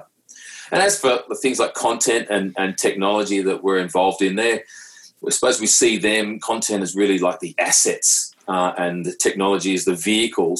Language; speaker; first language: English; native; English